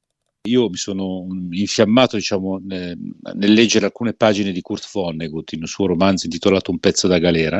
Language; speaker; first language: Italian; native; Italian